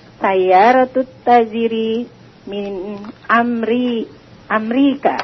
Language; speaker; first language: Arabic; non-native, learner; Indonesian